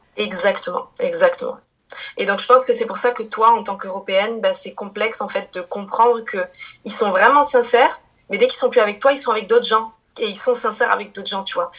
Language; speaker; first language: French; early bilingual, other home language; Portuguese